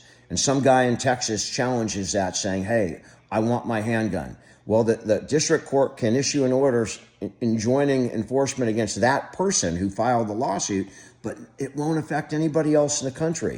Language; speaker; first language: English; native; English